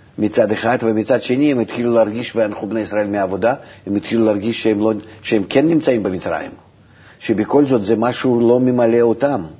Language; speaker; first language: Hebrew; non-native, fluent; Russian